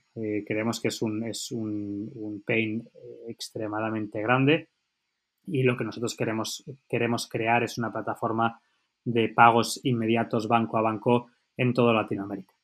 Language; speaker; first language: Spanish; native; Spanish